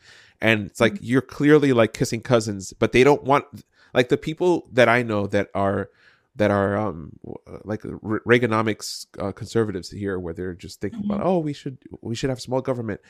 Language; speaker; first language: English; native; English